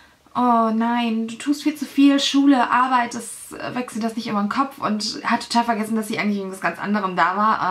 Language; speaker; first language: German; native; German